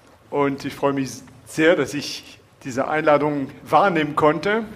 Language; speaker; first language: German; non-native, fluent; French